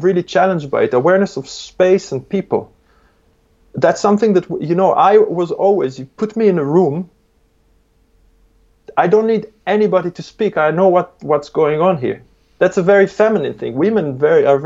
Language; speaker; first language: English; non-native, fluent; Hebrew